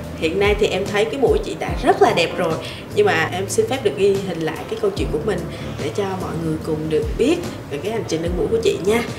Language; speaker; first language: Vietnamese; native; Vietnamese